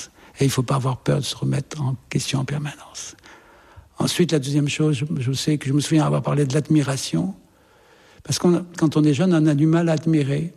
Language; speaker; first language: French; native; French